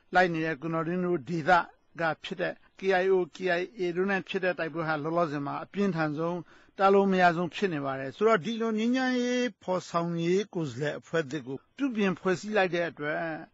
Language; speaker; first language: Burmese; native; Burmese